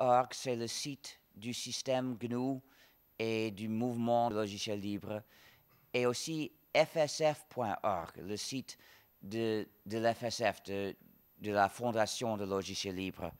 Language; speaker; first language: French; non-native, fluent; English